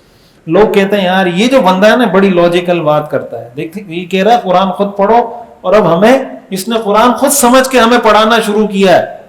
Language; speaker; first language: Urdu; native; Urdu